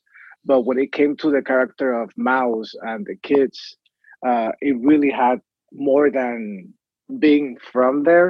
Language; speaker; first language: English; non-native, fluent; Spanish